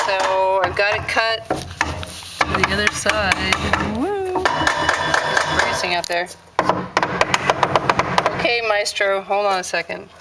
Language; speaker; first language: English; native; English